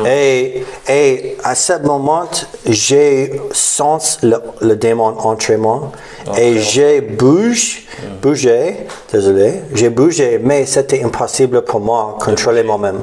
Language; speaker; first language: French; non-native, learner; English